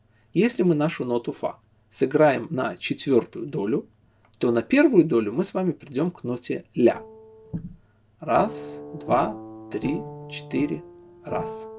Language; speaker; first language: Russian; native; Russian